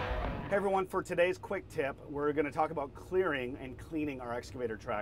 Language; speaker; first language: English; native; English